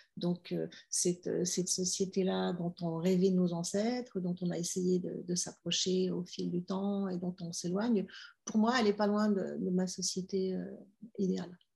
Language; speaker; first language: French; native; French